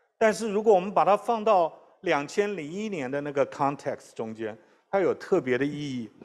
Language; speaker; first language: Chinese; native; Chinese